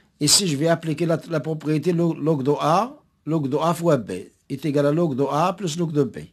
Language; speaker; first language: French; non-native, local second language; Arabic